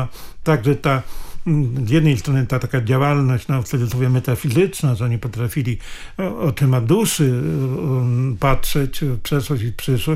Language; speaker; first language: Polish; native; Polish